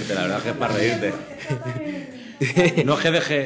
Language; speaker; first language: Spanish; native; Spanish